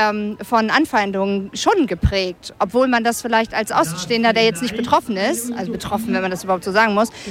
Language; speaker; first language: German; native; German